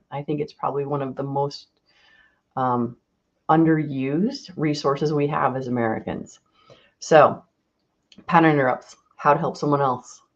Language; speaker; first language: English; native; English